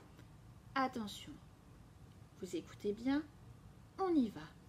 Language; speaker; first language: French; native; French